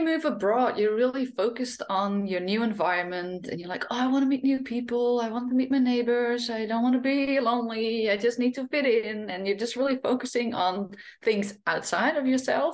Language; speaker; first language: English; non-native, fluent; Western Frisian